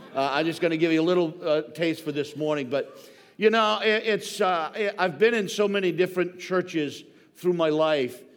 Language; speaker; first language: English; native; English